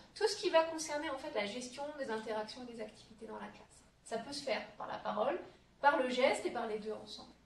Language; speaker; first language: French; native; French